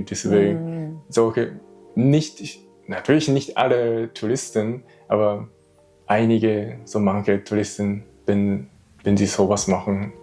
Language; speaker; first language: German; non-native, learner; Japanese